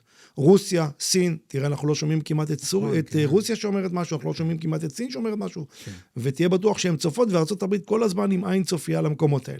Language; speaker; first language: Hebrew; native; Hebrew